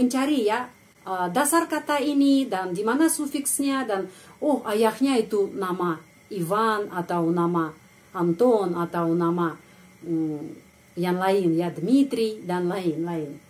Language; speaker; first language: Indonesian; non-native, fluent; Russian